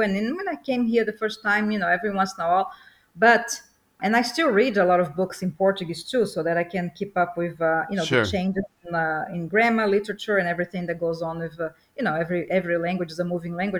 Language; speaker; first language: English; non-native, fluent; Portuguese